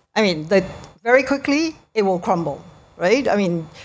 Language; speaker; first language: English; native; English